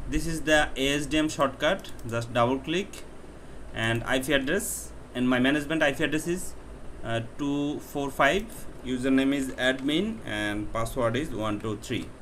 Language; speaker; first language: English; non-native, local second language; Bangla